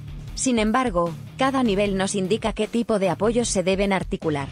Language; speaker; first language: Spanish; native; Spanish